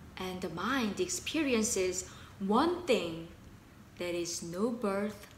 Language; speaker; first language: English; non-native, fluent; Korean